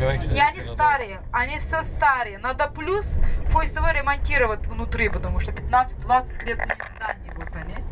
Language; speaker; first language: Russian; non-native, fluent; Turkish